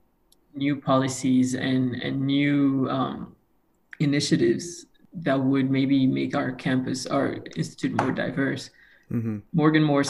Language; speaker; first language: English; non-native, local second language; Kinyarwanda